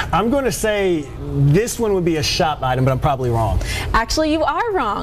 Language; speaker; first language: English; native; English